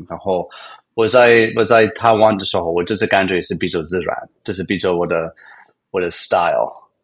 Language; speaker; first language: Chinese; non-native, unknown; English